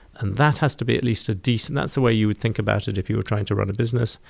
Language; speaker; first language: English; native; English